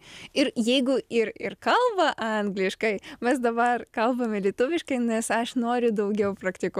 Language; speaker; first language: Lithuanian; non-native, learner; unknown